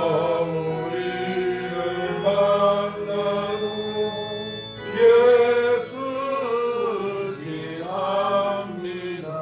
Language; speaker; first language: Korean; native; Korean